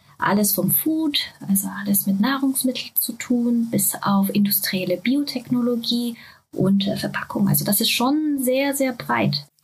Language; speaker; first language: German; non-native, fluent; Japanese